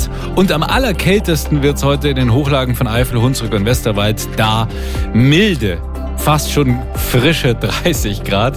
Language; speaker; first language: German; native; German